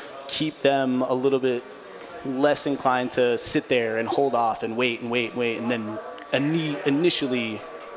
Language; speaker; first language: English; native; English